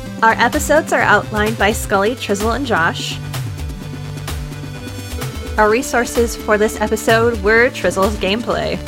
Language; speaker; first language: English; native; English